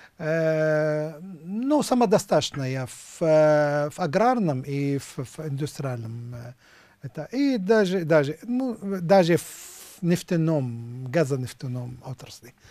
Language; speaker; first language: Russian; non-native, fluent; Arabic